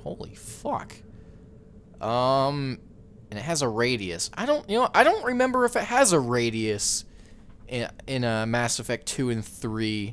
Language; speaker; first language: English; native; English